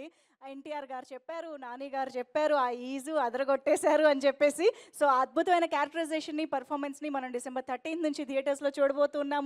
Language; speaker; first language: Telugu; native; Telugu